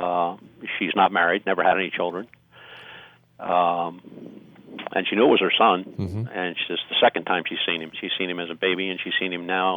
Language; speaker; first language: English; native; English